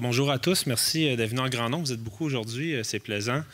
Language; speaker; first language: French; native; French